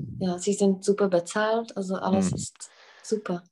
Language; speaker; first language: German; non-native, fluent; Czech